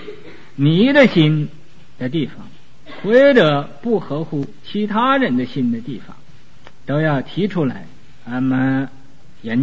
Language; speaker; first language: Chinese; native; Chinese